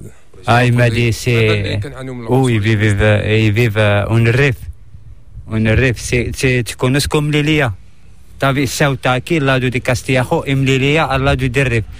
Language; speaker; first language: Spanish; non-native, learner; Arabic